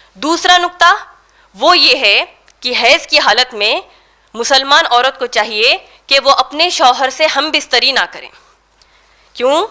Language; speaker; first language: Urdu; native; Urdu